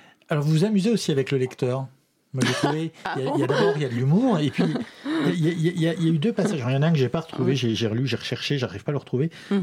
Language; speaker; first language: French; native; French